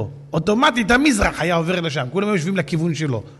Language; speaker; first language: Hebrew; native; Hebrew